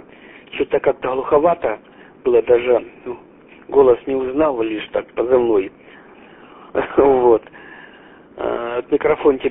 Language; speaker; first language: Russian; native; Russian